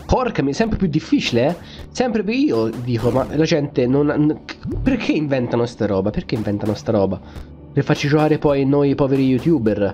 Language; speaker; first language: Italian; native; Italian